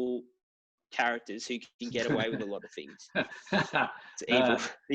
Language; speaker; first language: English; native; English